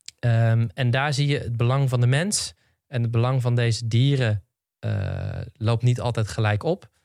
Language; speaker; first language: Dutch; native; Dutch